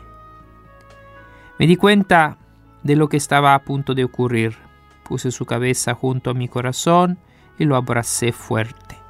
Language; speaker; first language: Spanish; non-native, fluent; Italian